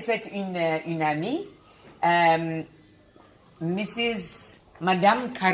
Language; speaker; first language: French; non-native, learner; English